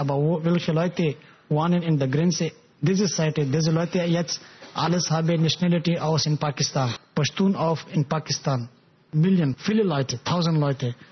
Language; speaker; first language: German; non-native, learner; Pashto